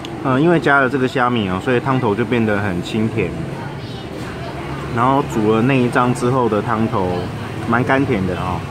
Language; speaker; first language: Chinese; native; Chinese